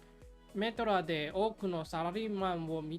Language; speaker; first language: Japanese; non-native, learner; English